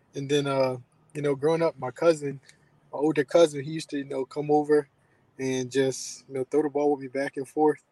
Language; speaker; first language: English; native; English